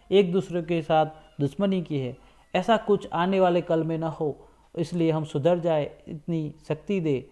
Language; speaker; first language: Hindi; non-native, local second language; Gujarati